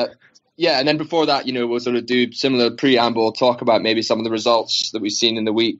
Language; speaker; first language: English; native; English